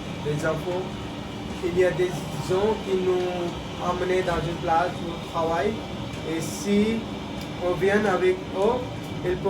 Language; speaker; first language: French; non-native, learner; Hindi